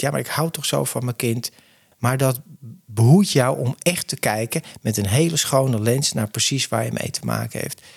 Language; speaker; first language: Dutch; native; Dutch